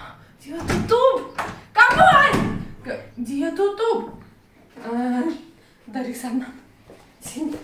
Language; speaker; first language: Indonesian; non-native, learner; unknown